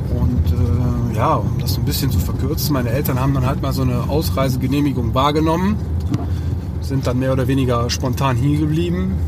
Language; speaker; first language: German; early bilingual, other home language; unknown